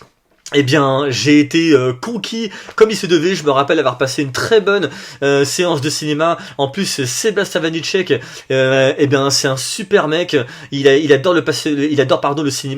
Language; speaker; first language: French; native; French